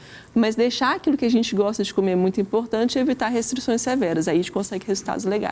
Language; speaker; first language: Portuguese; native; Portuguese